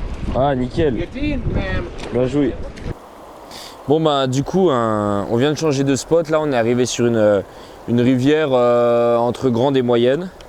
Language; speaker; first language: French; native; French